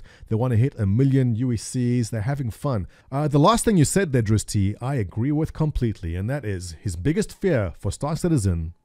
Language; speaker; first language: English; native; English